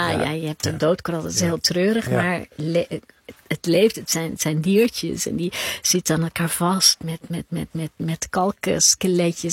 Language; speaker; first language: Dutch; native; Dutch